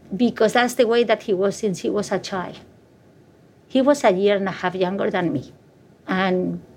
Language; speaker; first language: English; non-native, fluent; Spanish